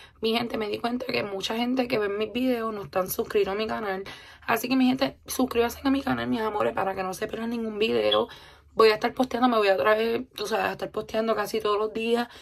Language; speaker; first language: Spanish; early bilingual, heritage; Spanish